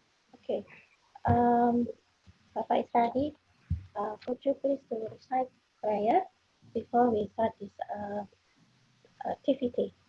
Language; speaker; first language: English; non-native, fluent; Indonesian